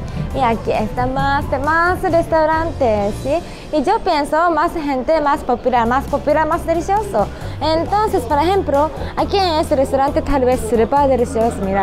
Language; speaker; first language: Spanish; non-native, learner; Japanese